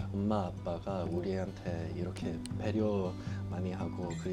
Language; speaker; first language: Korean; early bilingual, heritage; English